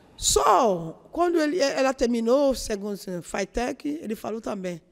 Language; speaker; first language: Portuguese; non-native, learner; Yoruba